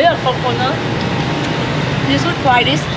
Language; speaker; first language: English; non-native, learner; Vietnamese